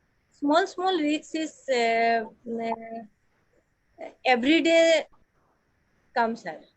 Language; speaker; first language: English; non-native, learner; Assamese